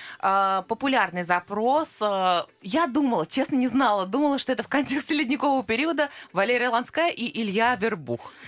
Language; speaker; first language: Russian; native; Russian